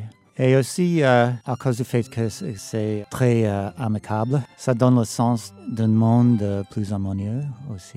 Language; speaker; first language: French; non-native, fluent; English